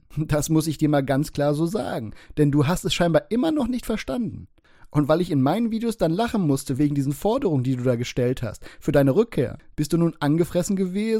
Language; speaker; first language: German; native; German